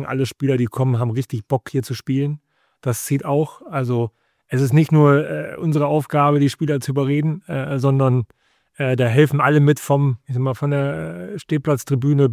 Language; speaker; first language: German; native; German